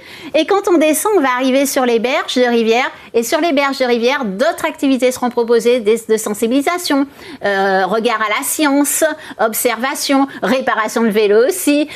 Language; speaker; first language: French; native; French